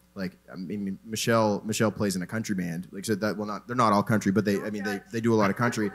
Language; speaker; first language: English; native; English